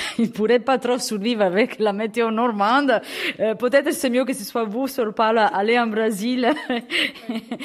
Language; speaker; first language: French; non-native, fluent; Italian